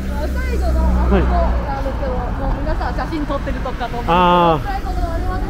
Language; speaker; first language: Japanese; non-native, fluent; Chinese